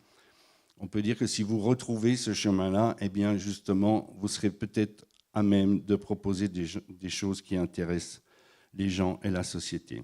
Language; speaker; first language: French; native; French